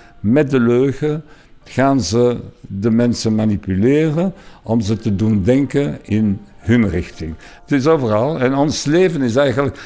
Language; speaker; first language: Dutch; non-native, local second language; French